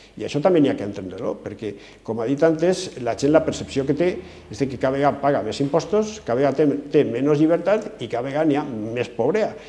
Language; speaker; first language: Catalan; native; Catalan